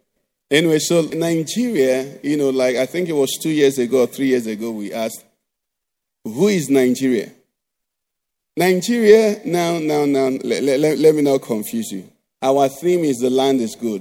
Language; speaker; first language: English; non-native, local second language; Igbo